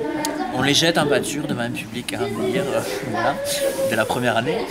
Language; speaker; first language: French; native; French